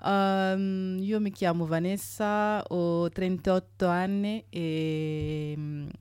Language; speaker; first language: Italian; non-native, learner; French